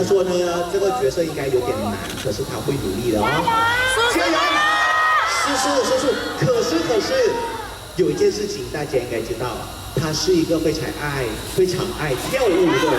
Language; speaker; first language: Chinese; non-native, fluent; Thai